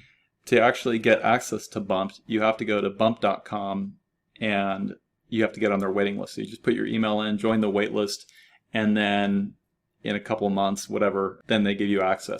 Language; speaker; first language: English; native; English